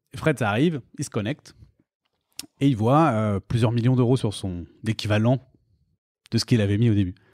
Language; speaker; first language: French; native; French